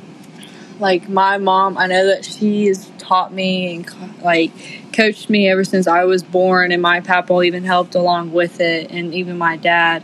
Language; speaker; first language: English; native; English